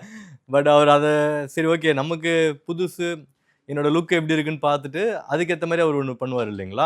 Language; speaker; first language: Tamil; native; Tamil